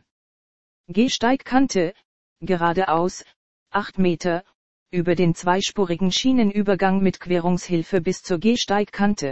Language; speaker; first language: German; native; German